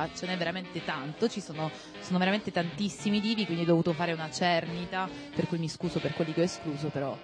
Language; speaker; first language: Italian; native; Italian